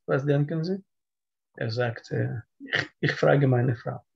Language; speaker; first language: German; non-native, learner; Russian